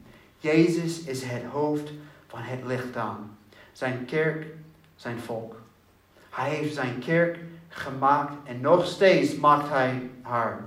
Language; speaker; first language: Dutch; non-native, learner; English